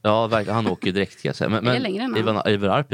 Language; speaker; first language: Swedish; native; Swedish